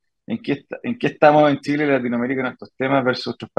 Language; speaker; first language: Spanish; native; Spanish